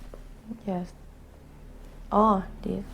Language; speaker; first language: English; non-native, learner; Thai